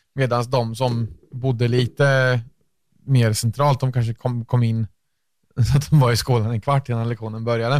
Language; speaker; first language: Swedish; native; Swedish